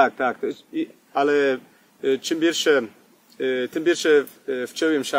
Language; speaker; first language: Ukrainian; early bilingual, heritage; English